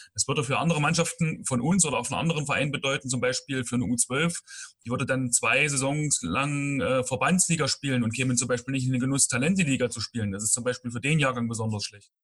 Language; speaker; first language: German; native; German